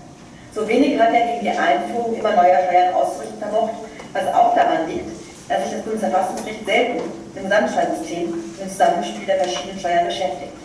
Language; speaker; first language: German; native; German